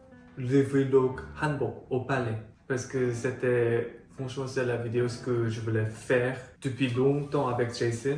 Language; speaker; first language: French; non-native, fluent; Korean